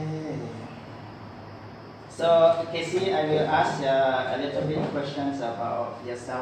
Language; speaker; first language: English; non-native, learner; Lao